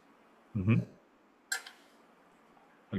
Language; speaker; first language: Spanish; non-native, fluent; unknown